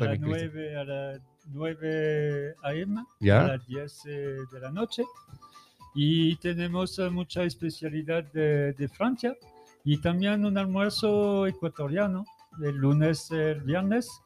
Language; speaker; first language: Spanish; non-native, learner; French